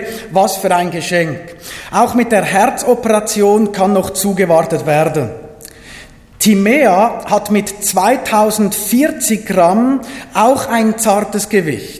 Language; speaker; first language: German; native; German